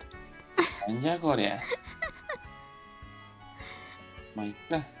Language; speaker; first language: Japanese; non-native, learner; Spanish